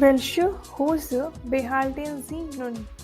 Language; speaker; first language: German; non-native, fluent; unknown